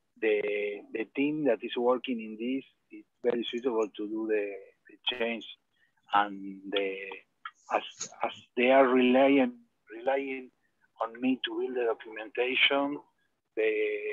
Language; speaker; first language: English; non-native, learner; Spanish